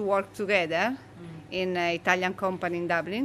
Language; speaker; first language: English; non-native, learner; Italian